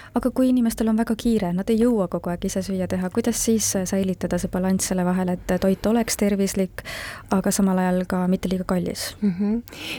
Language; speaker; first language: Estonian; native; Estonian